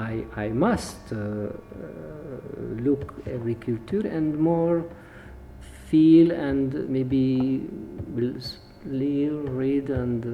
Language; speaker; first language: English; non-native, learner; Hungarian